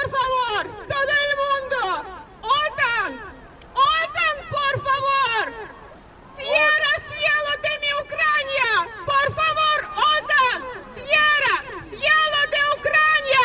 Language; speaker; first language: Spanish; non-native, learner; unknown